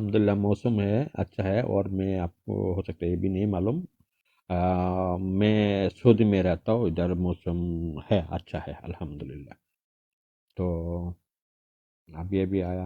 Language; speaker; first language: Hindi; non-native, local second language; Bangla